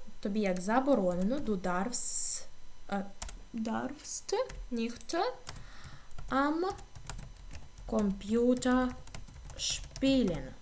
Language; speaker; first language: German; non-native, fluent; Ukrainian